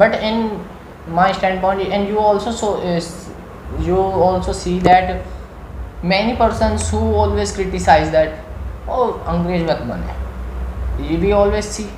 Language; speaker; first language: English; non-native, learner; Hindi